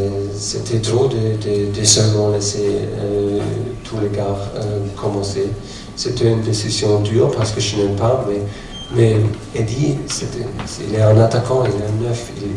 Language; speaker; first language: French; non-native, fluent; German